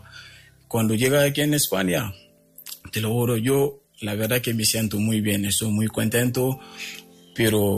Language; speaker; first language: Spanish; non-native, local second language; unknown